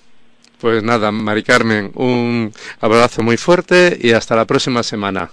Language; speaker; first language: Spanish; native; Spanish